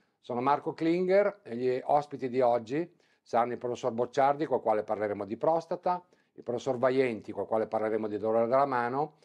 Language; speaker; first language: Italian; native; Italian